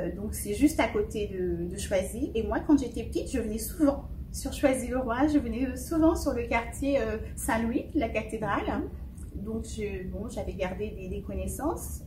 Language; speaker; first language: French; early bilingual, other home language; Fon